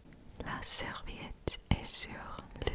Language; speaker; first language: French; non-native, learner; English